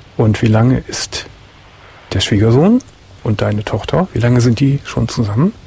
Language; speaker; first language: German; native; German